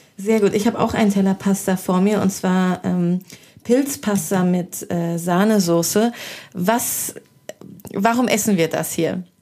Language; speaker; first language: German; early bilingual, other home language; Persian